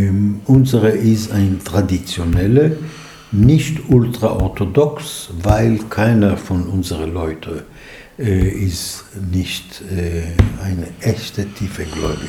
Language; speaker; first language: German; non-native, fluent; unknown